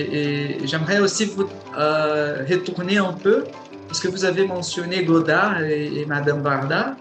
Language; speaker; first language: French; non-native, fluent; Portuguese